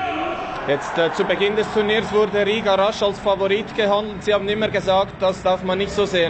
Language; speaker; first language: German; native; German